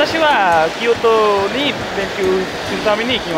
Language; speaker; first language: Japanese; non-native, learner; Bangla